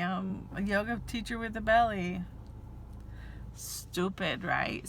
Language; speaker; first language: English; native; English